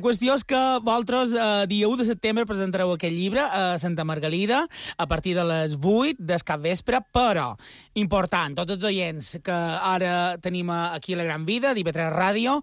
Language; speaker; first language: Catalan; native; Catalan